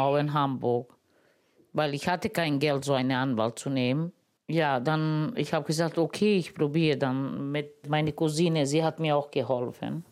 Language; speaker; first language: German; non-native, learner; Romany